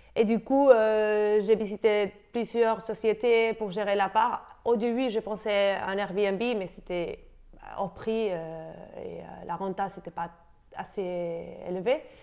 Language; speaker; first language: French; non-native, fluent; Spanish